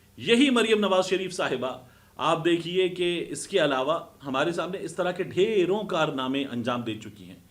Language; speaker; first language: Urdu; native; Urdu